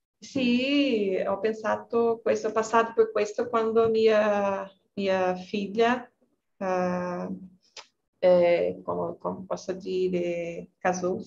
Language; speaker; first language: Italian; non-native, learner; Portuguese